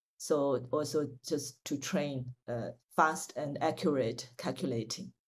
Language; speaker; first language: English; non-native, fluent; Chinese